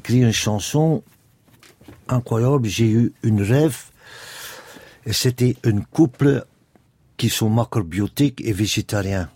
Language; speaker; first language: French; non-native, local second language; Dutch